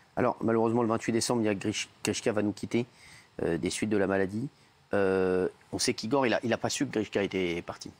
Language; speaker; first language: French; native; French